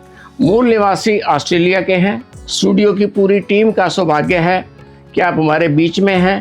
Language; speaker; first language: Hindi; native; Hindi